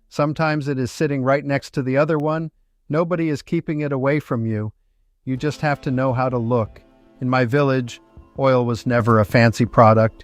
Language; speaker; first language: English; non-native, fluent; Italian